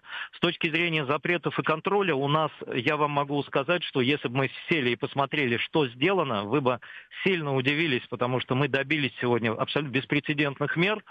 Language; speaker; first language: Russian; native; Russian